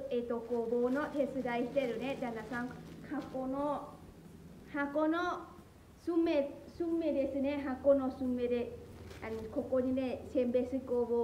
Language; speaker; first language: Japanese; non-native, learner; Lao